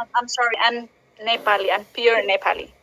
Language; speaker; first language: English; non-native, learner; Nepali